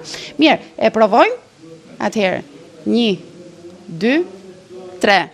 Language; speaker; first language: Albanian; native; Albanian